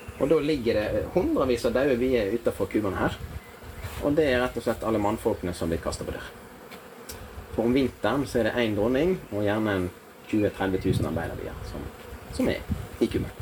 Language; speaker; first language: Norwegian; native; Norwegian